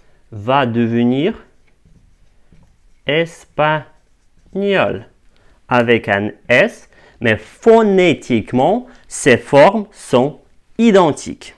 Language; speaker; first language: French; non-native, fluent; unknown